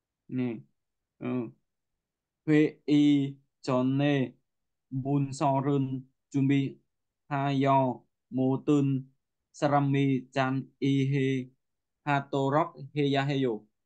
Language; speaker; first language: Korean; non-native, learner; Vietnamese